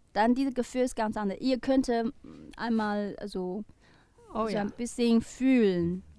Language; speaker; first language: German; non-native, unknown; Chinese